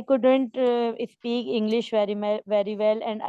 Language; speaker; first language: English; non-native, learner; Urdu